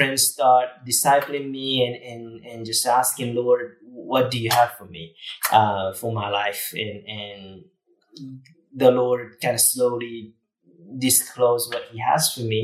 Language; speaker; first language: English; non-native, fluent; Japanese